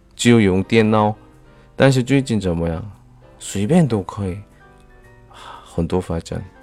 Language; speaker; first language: Chinese; non-native, fluent; Korean